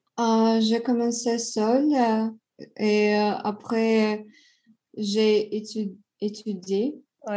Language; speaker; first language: French; non-native, learner; Russian